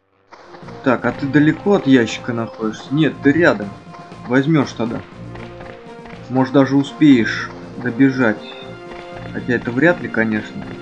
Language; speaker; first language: Russian; native; Russian